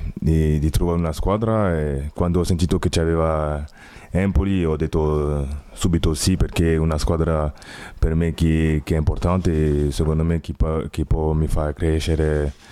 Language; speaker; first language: Italian; non-native, learner; French